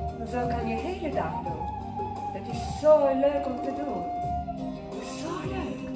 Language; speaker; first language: Dutch; non-native, learner; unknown